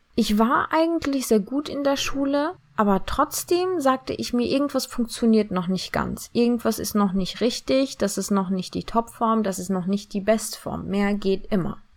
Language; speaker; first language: German; early bilingual, other home language; Turkish